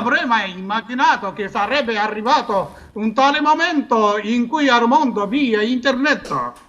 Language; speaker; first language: Italian; non-native, learner; Japanese